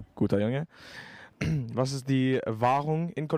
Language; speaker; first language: German; non-native, local second language; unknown